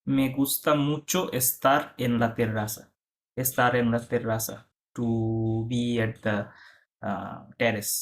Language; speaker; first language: Spanish; non-native, fluent; Bangla